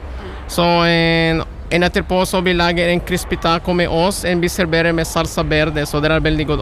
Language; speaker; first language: Norwegian; non-native, learner; Spanish